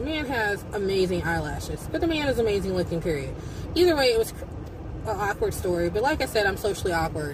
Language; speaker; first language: English; native; English